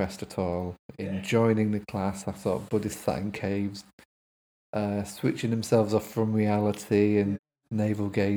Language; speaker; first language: English; native; English